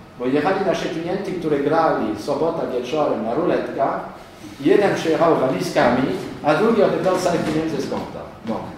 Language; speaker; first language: Polish; non-native, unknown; French